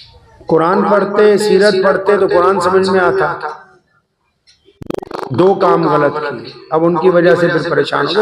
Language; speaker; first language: Urdu; native; Urdu